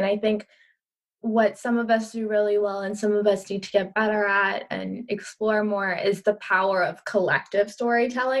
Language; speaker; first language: English; early bilingual, other home language; Urdu